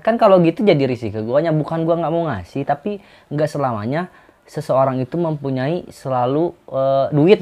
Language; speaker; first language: Indonesian; non-native, local second language; Sundanese